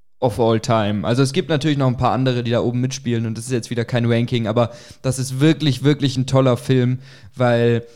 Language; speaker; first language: German; native; German